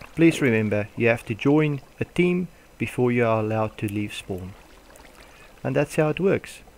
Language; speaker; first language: English; non-native, local second language; Afrikaans